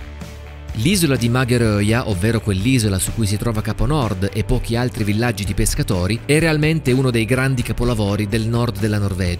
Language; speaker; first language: Italian; native; Italian